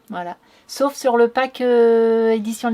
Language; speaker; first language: French; native; French